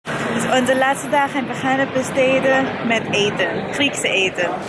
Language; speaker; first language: Dutch; non-native, learner; English